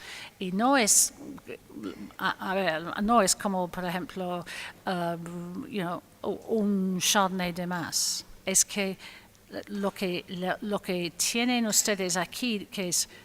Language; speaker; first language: Spanish; non-native, fluent; English